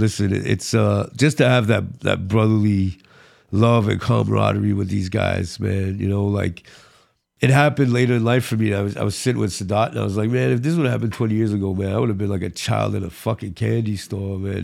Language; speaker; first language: English; early bilingual, other home language; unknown